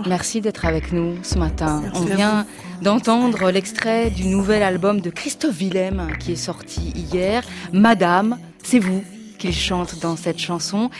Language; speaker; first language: French; native; French